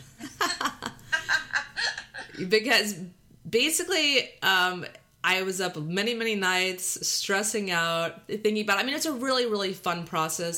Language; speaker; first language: English; native; English